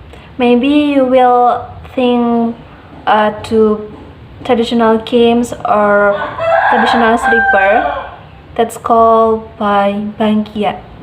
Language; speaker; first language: English; non-native, learner; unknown